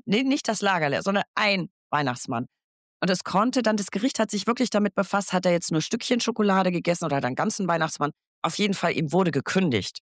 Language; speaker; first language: German; native; German